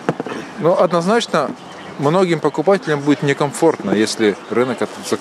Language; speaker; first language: Russian; native; Russian